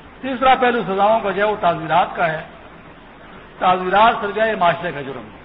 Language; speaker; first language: Urdu; non-native, local second language; Pashto